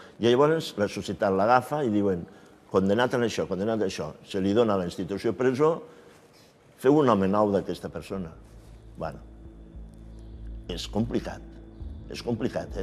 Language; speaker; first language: Catalan; native; Catalan